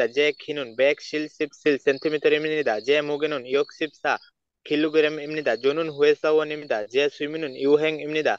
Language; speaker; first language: Korean; non-native, learner; Bangla